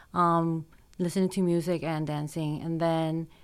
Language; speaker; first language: English; early bilingual, other home language; Korean